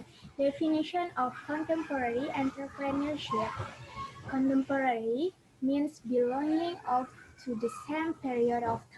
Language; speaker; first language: English; non-native, learner; Indonesian